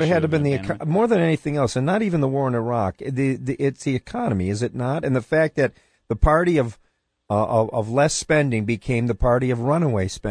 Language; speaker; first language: English; native; English